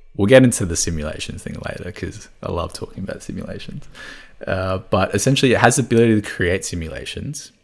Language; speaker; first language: English; non-native, local second language; Cantonese